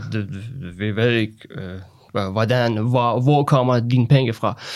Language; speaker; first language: Danish; non-native, learner; Persian